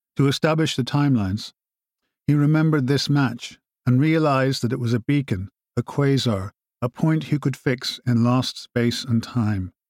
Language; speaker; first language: English; native; English